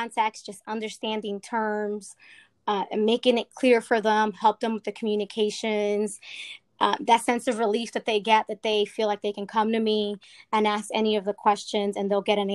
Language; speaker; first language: English; native; English